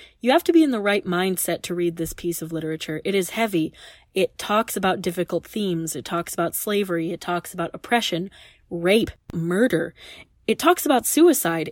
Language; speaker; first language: English; native; English